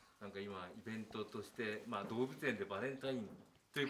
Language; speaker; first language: Japanese; native; Japanese